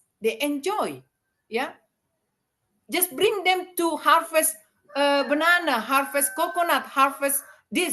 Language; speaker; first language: English; non-native, learner; Indonesian